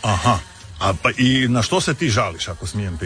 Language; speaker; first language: Serbian; native; Serbian